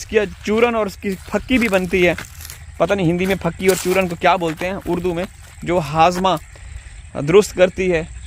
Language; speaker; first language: Urdu; native; Urdu